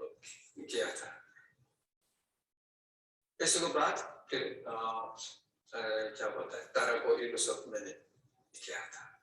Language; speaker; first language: Hindi; non-native, learner; Tibetan